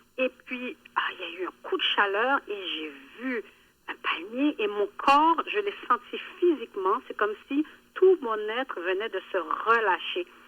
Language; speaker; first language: French; early bilingual, other home language; Haitian Creole